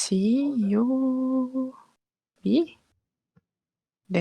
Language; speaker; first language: Japanese; non-native, learner; Malay